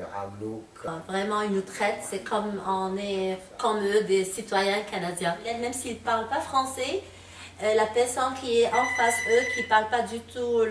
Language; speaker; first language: French; non-native, local second language; Arabic